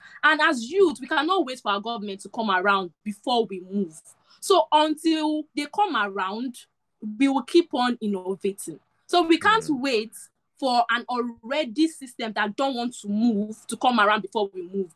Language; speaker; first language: English; non-native, local second language; Igbo